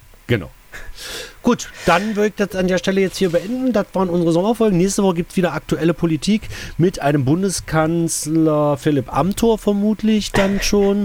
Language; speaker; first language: German; native; German